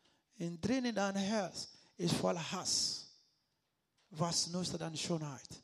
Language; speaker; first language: German; non-native, learner; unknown